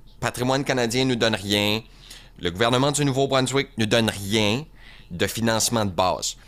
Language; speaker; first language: French; native; French